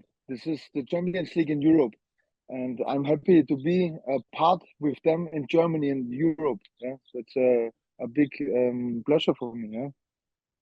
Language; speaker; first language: English; non-native, learner; German